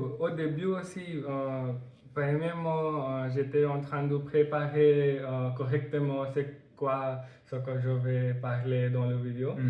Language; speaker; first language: French; non-native, learner; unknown